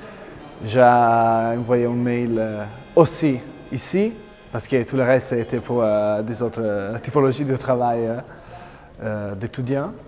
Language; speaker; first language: French; non-native, learner; Italian